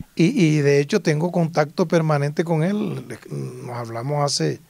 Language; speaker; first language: Spanish; native; Spanish